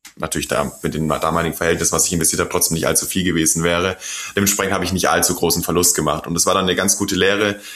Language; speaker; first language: German; non-native, fluent; Korean